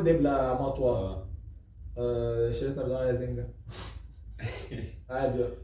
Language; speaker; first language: Arabic; native; Arabic